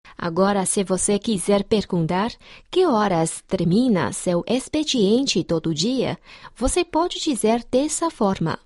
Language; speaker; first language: Portuguese; non-native, fluent; Chinese